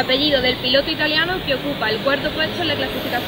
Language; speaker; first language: Spanish; native; Spanish